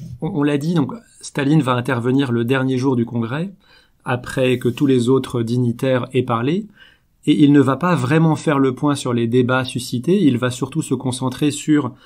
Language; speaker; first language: French; native; French